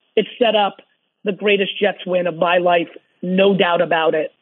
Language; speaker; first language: English; early bilingual, other home language; Russian